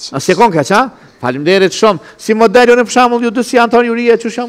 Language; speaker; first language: Albanian; native; Albanian